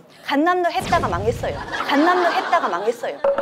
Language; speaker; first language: Korean; non-native, fluent; Japanese